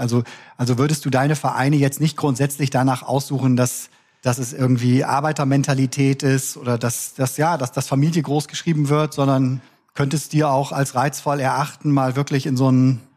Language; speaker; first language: German; native; German